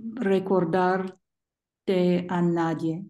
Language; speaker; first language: Spanish; non-native, learner; English